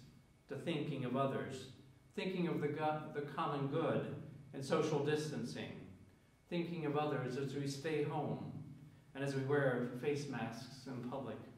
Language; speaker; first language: English; native; English